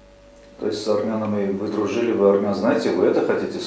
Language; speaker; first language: Russian; native; Russian